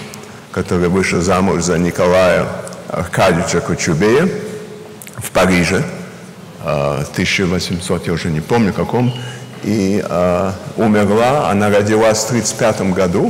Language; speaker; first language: Russian; early bilingual, heritage; Russian